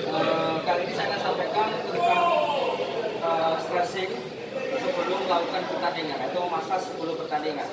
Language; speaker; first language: Indonesian; native; Indonesian